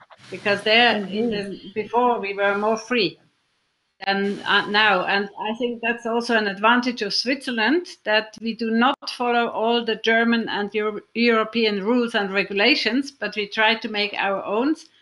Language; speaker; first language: English; non-native, fluent; German